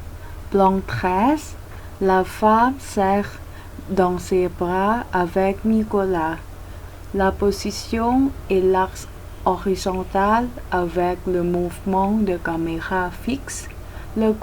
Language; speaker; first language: French; non-native, learner; Thai